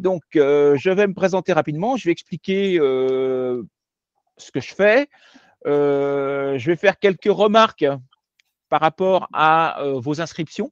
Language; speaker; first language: French; native; French